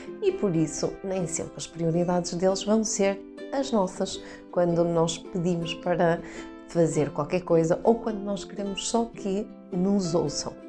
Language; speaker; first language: Portuguese; native; Portuguese